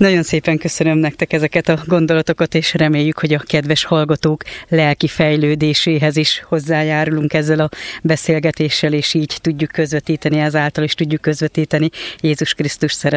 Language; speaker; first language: Hungarian; native; Hungarian